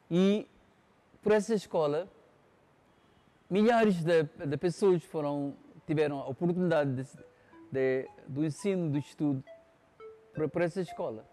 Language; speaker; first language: Portuguese; non-native, local second language; Konkani